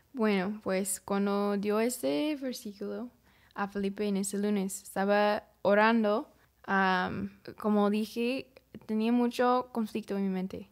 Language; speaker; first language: Spanish; non-native, learner; English